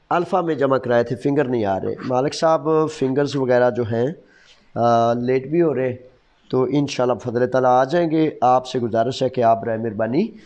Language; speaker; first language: Urdu; non-native, local second language; Punjabi